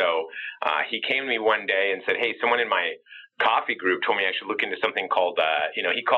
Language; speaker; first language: English; native; English